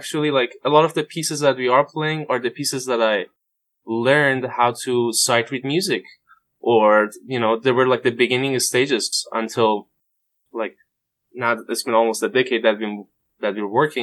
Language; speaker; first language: English; non-native, fluent; Persian